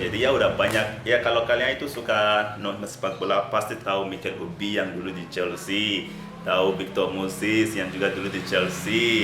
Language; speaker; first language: Indonesian; non-native, fluent; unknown